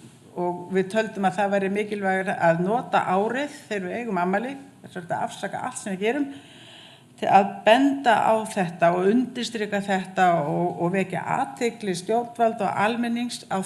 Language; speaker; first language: Icelandic; native; Icelandic